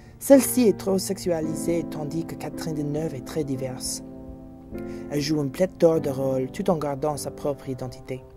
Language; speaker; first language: French; non-native, fluent; English